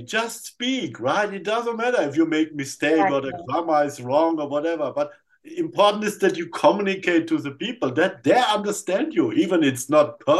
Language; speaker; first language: English; non-native, fluent; German